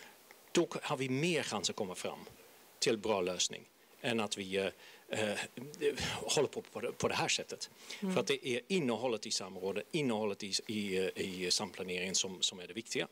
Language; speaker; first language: Swedish; non-native, fluent; Dutch